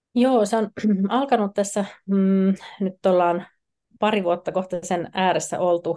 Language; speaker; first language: Finnish; native; Finnish